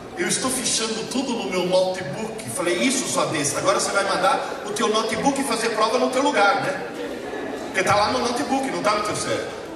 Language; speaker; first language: Portuguese; early bilingual, other home language; Italian